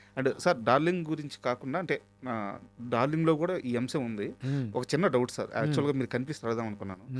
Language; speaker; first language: Telugu; native; Telugu